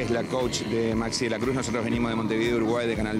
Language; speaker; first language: Spanish; native; Spanish